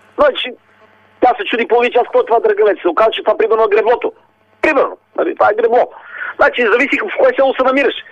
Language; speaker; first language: Bulgarian; native; Bulgarian